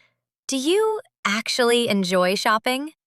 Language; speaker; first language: English; native; English